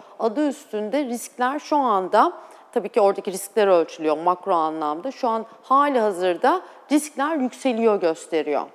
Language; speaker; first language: Turkish; native; Turkish